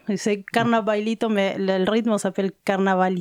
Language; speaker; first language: French; non-native, learner; Spanish